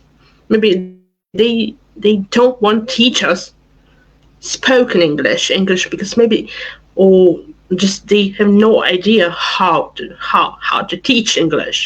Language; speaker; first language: English; non-native, fluent; Russian